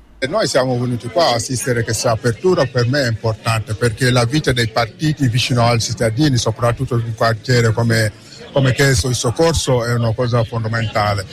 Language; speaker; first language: Italian; non-native, fluent; Wolof